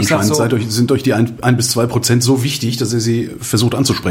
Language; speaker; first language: German; native; German